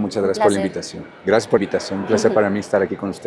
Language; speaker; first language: Spanish; native; Spanish